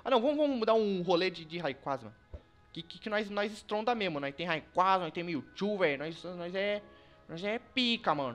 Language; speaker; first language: Portuguese; native; Portuguese